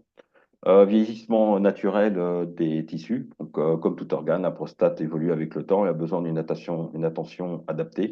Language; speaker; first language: French; native; French